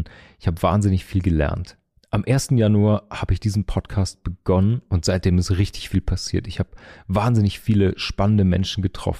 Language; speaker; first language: German; native; German